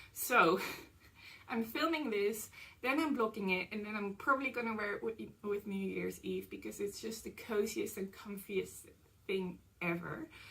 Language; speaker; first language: English; non-native, fluent; Dutch